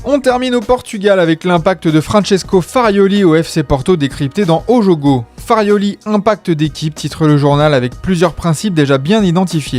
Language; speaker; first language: French; native; French